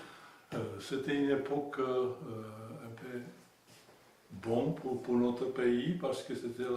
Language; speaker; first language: French; non-native, fluent; Czech